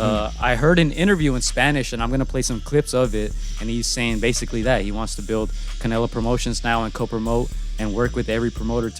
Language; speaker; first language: English; native; English